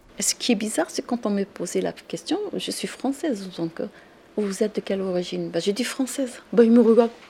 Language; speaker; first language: French; non-native, local second language; Arabic